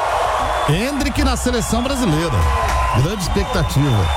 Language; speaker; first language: Portuguese; native; Portuguese